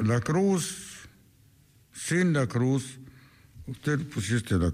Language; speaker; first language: Spanish; non-native, fluent; Arabic